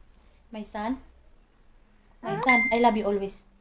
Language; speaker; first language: English; non-native, learner; Filipino